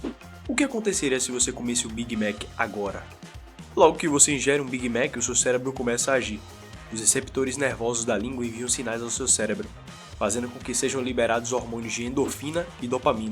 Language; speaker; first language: Portuguese; native; Portuguese